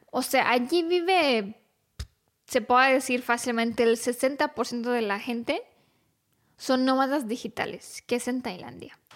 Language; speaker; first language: Spanish; non-native, fluent; Romanian